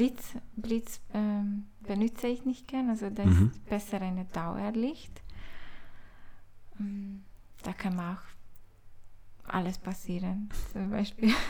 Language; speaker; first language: German; non-native, learner; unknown